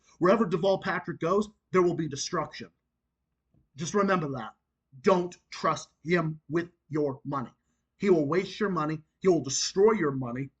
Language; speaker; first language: English; native; English